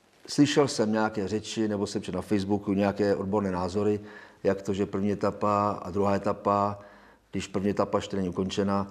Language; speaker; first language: Czech; native; Czech